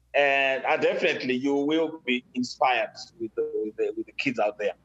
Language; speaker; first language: English; non-native, local second language; Shona